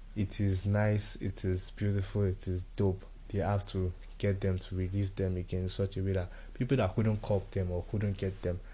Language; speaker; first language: English; non-native, local second language; Yoruba